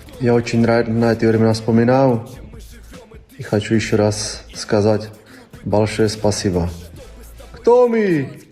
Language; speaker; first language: Russian; non-native, learner; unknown